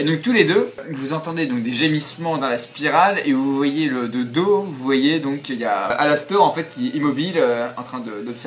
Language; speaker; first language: French; native; French